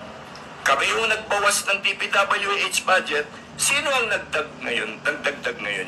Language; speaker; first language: Filipino; native; Filipino